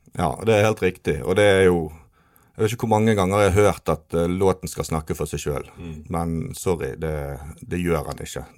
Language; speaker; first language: Norwegian; native; Norwegian